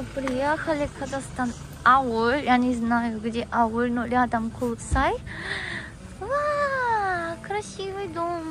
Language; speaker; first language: Russian; non-native, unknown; Korean